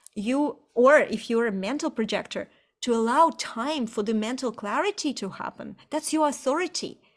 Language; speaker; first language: English; non-native, fluent; Estonian